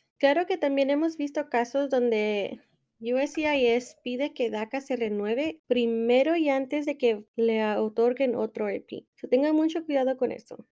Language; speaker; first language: Spanish; early bilingual, heritage; Spanish